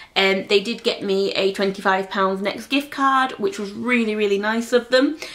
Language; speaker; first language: English; native; English